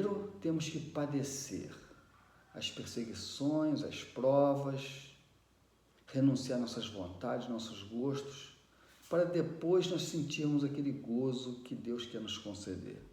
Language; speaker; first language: Portuguese; native; Portuguese